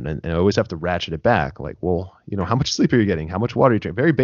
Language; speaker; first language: English; native; English